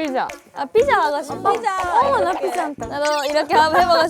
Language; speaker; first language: Korean; non-native, fluent; Japanese